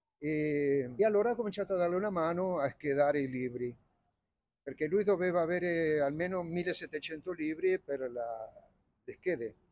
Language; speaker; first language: Italian; non-native, fluent; Spanish